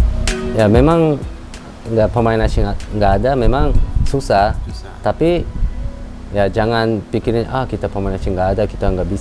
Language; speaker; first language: Indonesian; non-native, fluent; Korean